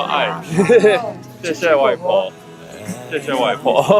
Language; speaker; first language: Chinese; early bilingual, heritage; English